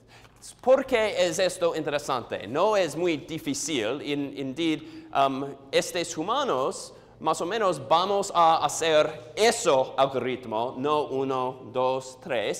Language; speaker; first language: Spanish; non-native, learner; English